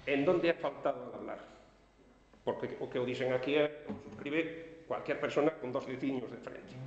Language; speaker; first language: Spanish; non-native, local second language; Galician